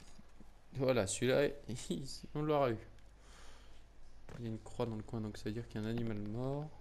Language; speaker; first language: French; native; French